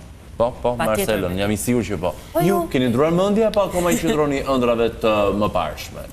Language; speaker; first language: Albanian; native; Albanian